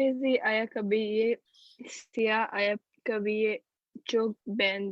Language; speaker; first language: Turkish; non-native, learner; Urdu